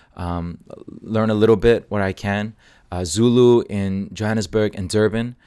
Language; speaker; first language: English; non-native, local second language; Cantonese